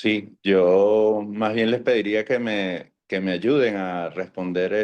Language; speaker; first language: Spanish; native; Spanish